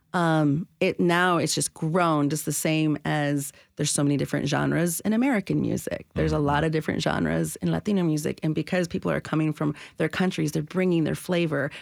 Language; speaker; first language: English; native; English